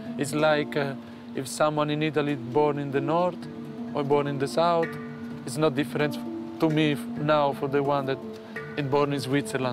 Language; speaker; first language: English; non-native, fluent; Italian